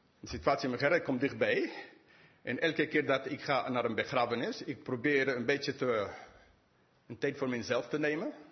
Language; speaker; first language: Dutch; non-native, fluent; English